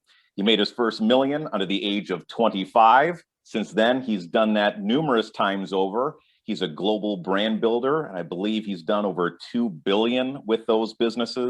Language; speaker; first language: English; native; English